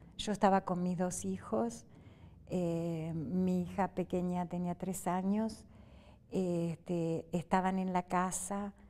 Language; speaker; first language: Spanish; native; Spanish